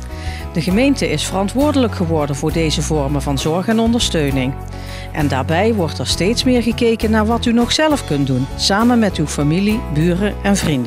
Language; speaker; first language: Dutch; native; Dutch